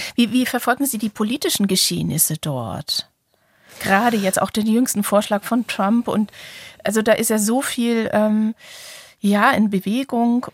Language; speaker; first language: German; native; German